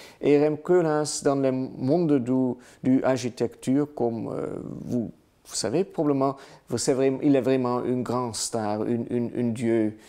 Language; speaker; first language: French; non-native, learner; Dutch